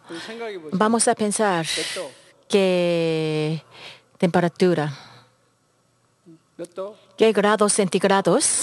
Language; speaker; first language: Spanish; non-native, learner; Korean